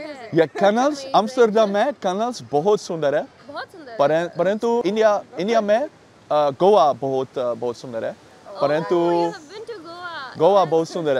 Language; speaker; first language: Hindi; non-native, learner; Dutch